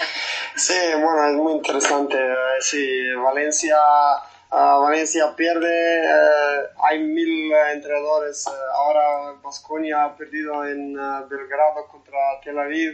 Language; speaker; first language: Spanish; non-native, fluent; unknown